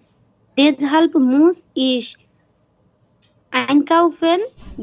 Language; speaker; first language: German; non-native, learner; Bangla